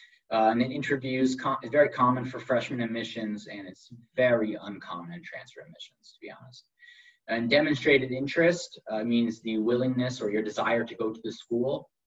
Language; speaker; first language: English; native; English